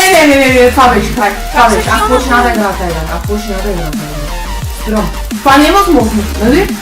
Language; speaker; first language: Bulgarian; native; Bulgarian